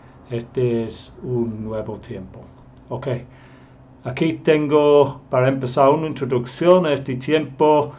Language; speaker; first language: Spanish; non-native, fluent; English